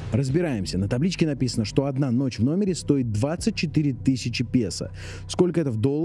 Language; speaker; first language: Russian; native; Russian